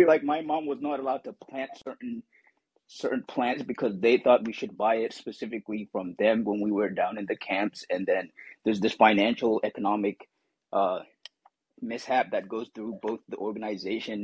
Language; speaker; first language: English; non-native, local second language; Somali